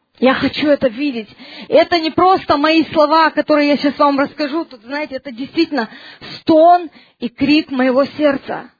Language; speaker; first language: Russian; early bilingual, heritage; Russian